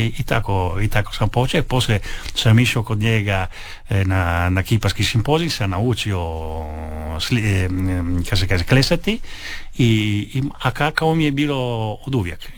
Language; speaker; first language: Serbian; non-native, learner; Italian